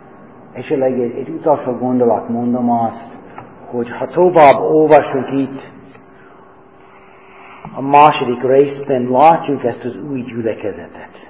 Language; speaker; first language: Hungarian; non-native, learner; English